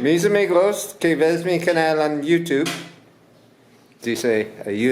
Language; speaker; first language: Spanish; non-native, learner; English